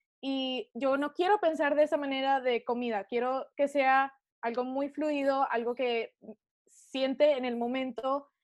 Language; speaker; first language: Spanish; early bilingual, heritage; Spanish